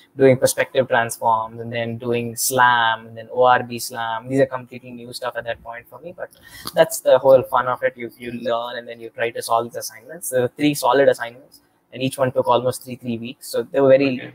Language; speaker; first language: English; non-native, local second language; Telugu